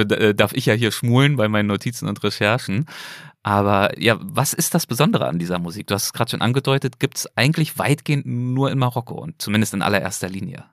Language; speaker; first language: German; native; German